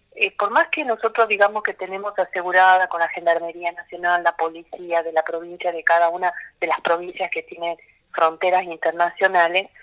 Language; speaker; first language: Spanish; native; Spanish